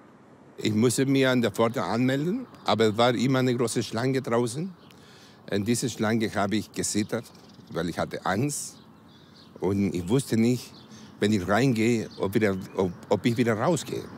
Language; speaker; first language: German; non-native, fluent; Spanish